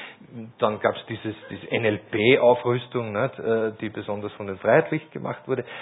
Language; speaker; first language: German; native; German